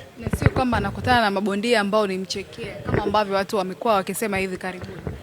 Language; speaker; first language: Swahili; native; Swahili